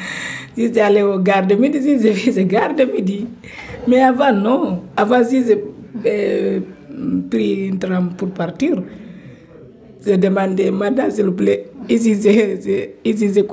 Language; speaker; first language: French; non-native, learner; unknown